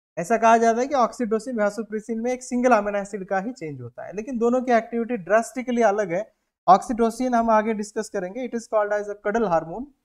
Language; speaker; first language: Hindi; native; Hindi